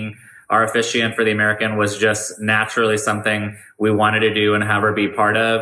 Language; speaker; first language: English; native; English